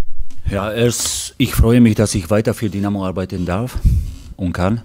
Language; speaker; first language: German; non-native, fluent; Hungarian